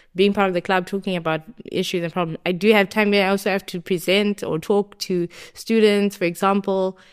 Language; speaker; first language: English; non-native, local second language; Shona